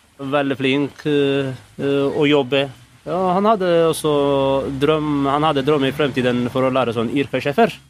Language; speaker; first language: Norwegian; non-native, fluent; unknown